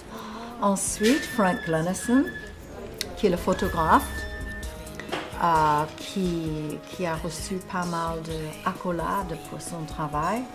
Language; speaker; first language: French; non-native, fluent; English